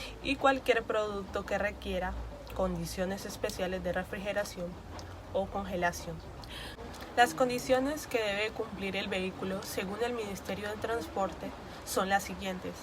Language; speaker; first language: Spanish; native; Spanish